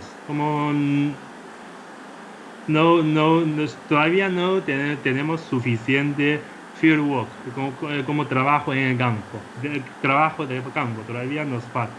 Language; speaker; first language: Spanish; non-native, fluent; Chinese